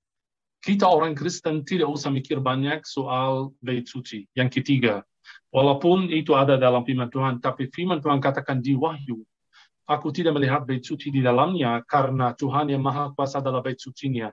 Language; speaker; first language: Indonesian; non-native, fluent; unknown